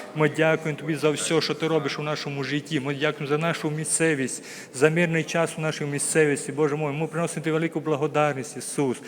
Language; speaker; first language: Ukrainian; native; Ukrainian